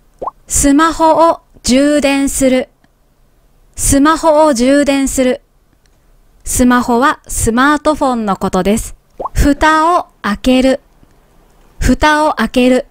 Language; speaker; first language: Japanese; native; Japanese